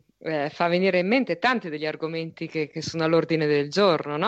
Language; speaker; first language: Italian; native; Italian